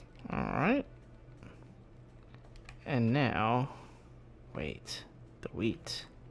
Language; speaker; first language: English; early bilingual, other home language; Spanish